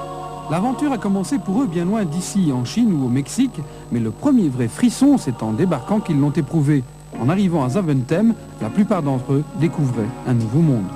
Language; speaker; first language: French; native; French